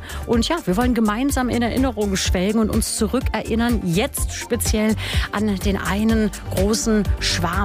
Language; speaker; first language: German; native; German